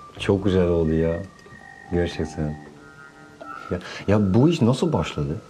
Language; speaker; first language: Turkish; non-native, fluent; Dutch